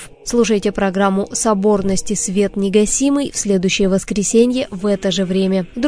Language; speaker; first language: Russian; native; Russian